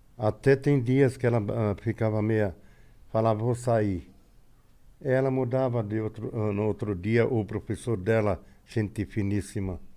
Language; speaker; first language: Portuguese; non-native, fluent; Arabic